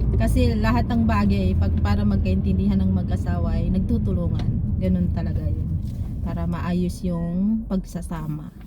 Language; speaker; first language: Filipino; non-native, local second language; Maguindanaon